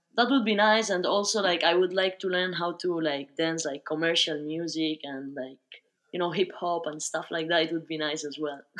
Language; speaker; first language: English; non-native, fluent; Spanish